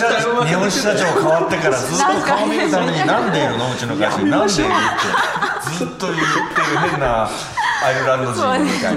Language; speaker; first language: Japanese; native; Japanese